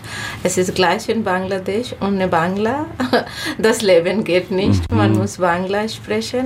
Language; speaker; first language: German; non-native, learner; Bangla